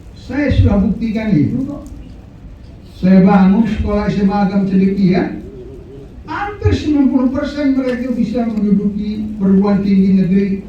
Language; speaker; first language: Indonesian; native; Indonesian